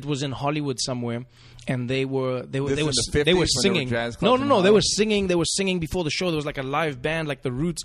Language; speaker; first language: English; native; English